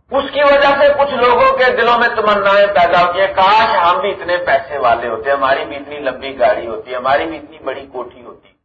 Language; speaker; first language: Urdu; non-native, local second language; Punjabi